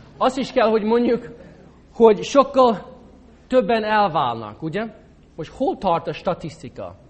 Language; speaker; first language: Hungarian; non-native, fluent; English